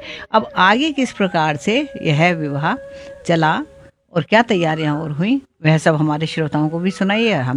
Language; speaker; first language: Hindi; native; Hindi